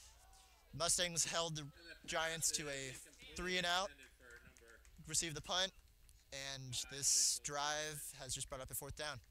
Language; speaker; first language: English; native; English